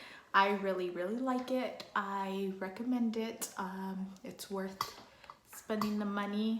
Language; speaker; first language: English; native; English